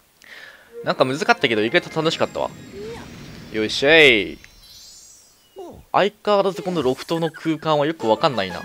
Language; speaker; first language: Japanese; native; Japanese